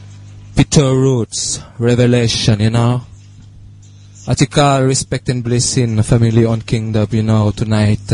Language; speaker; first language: English; non-native, learner; French